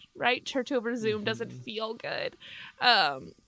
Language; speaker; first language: English; native; English